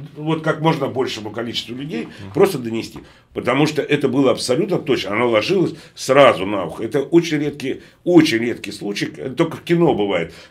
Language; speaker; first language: Russian; native; Russian